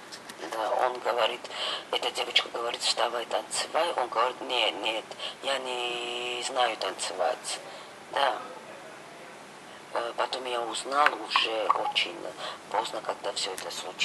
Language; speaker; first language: Russian; non-native, fluent; Georgian